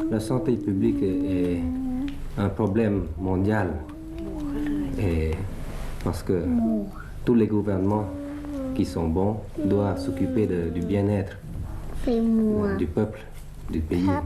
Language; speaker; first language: French; early bilingual, other home language; Thai